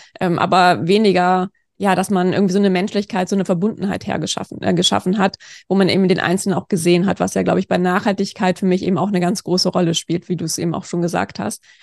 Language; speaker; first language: German; native; German